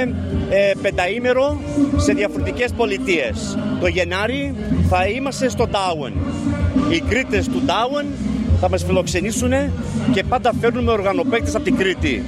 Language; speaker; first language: Greek; early bilingual, heritage; Greek